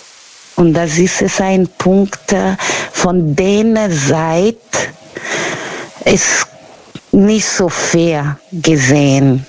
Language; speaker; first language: German; non-native, learner; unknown